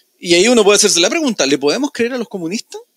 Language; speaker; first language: Spanish; native; Spanish